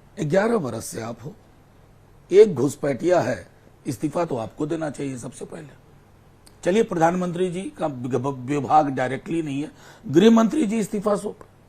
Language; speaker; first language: Hindi; non-native, local second language; Maithili